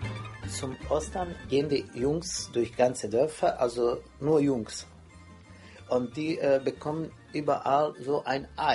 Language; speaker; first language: German; non-native, fluent; Croatian